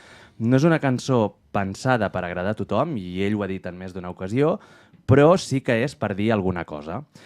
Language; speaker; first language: Catalan; native; Catalan